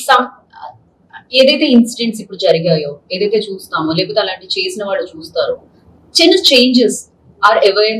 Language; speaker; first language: Telugu; native; Telugu